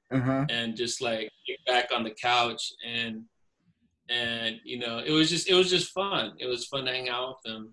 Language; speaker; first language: English; native; English